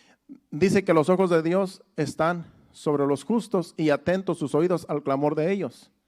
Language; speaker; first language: Spanish; native; Spanish